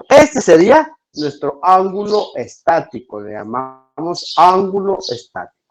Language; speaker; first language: Spanish; native; Spanish